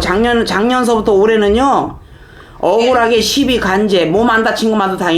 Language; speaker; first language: Korean; native; Korean